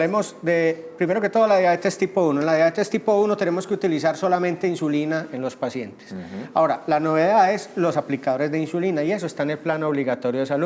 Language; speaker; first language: Spanish; native; Spanish